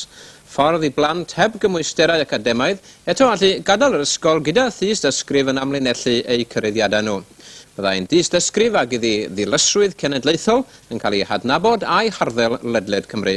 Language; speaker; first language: Welsh; native; Welsh